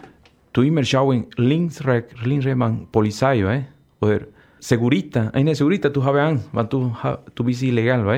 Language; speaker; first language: German; non-native, learner; Spanish